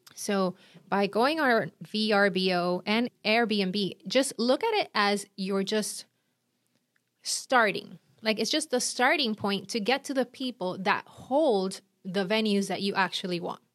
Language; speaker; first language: English; non-native, fluent; Spanish